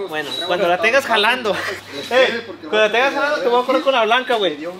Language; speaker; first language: Spanish; early bilingual, other home language; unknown